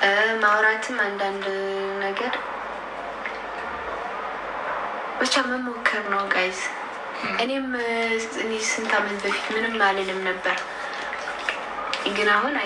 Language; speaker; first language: Amharic; non-native, learner; English